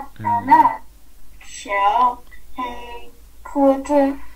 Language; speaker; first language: Chinese; non-native, learner; English